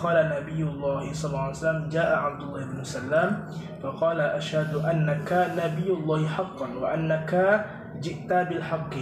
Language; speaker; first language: Arabic; non-native, learner; Indonesian